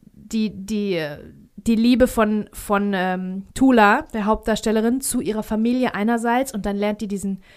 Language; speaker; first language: German; early bilingual, heritage; Greek